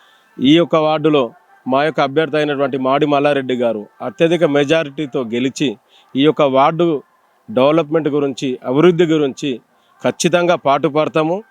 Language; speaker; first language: Telugu; native; Telugu